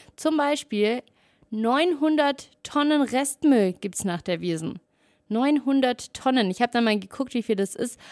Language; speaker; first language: German; native; German